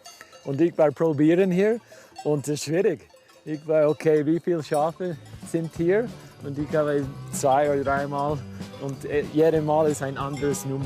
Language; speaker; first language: German; non-native, learner; English